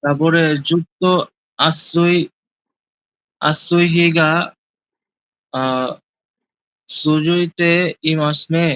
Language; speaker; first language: Japanese; non-native, learner; Bangla